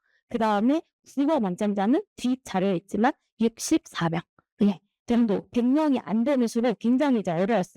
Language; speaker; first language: Korean; native; Korean